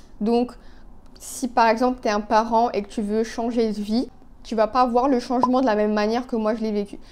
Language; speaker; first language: French; non-native, local second language; Arabic